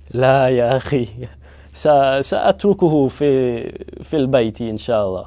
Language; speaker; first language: Arabic; non-native, learner; English